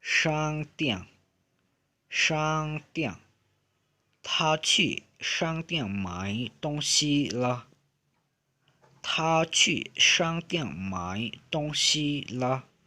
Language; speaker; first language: Chinese; non-native, fluent; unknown